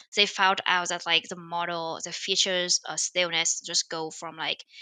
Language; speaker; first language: English; non-native, fluent; Vietnamese